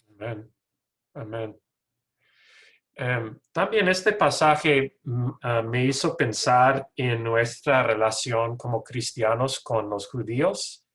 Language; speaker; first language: Spanish; non-native, learner; English